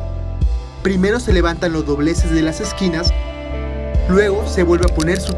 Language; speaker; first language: Spanish; native; Spanish